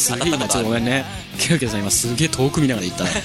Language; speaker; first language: Japanese; native; Japanese